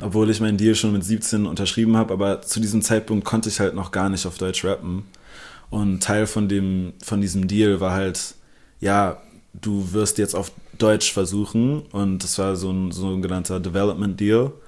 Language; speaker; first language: German; early bilingual, other home language; English